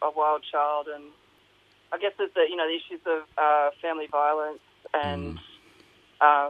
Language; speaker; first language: English; native; English